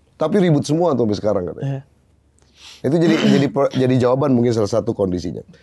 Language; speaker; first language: Indonesian; native; Indonesian